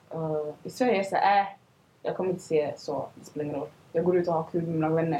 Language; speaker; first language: Swedish; native; Swedish